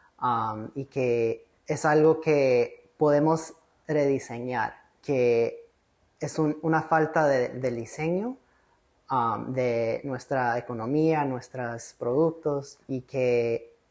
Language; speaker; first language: Spanish; early bilingual, heritage; English